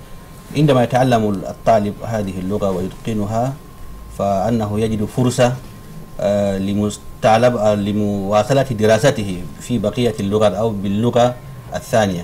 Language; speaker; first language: Arabic; non-native, fluent; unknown